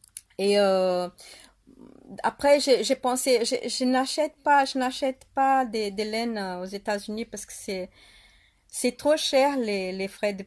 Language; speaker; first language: French; non-native, fluent; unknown